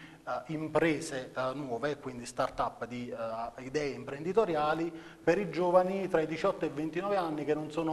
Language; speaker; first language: Italian; native; Italian